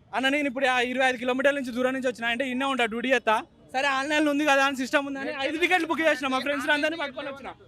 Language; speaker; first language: Telugu; native; Telugu